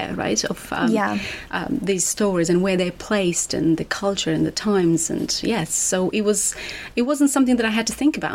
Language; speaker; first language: English; non-native, fluent; Romanian